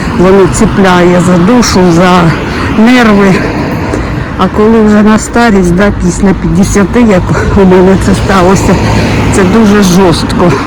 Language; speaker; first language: Ukrainian; non-native, local second language; Russian